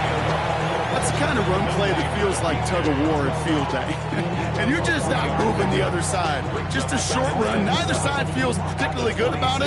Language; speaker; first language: English; native; English